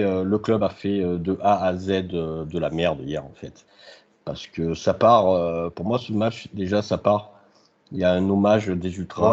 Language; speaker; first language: French; native; French